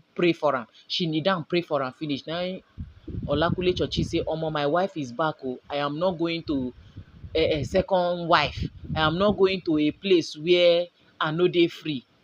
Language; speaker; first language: Nigerian Pidgin; native; Nigerian Pidgin